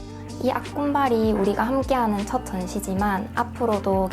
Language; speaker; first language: Korean; native; Korean